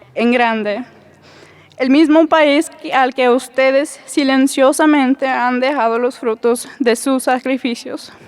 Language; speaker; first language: Spanish; early bilingual, heritage; Spanish